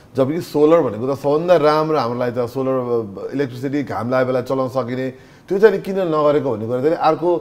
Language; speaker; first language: Nepali; native; Nepali